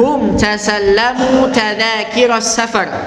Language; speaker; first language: Arabic; non-native, fluent; Indonesian